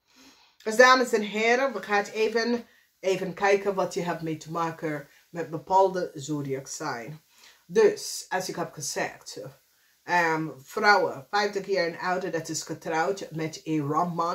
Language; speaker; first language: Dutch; non-native, fluent; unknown